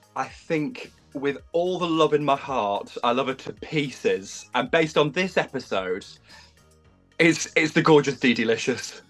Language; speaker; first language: English; native; English